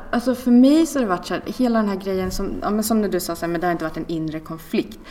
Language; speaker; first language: Swedish; native; Swedish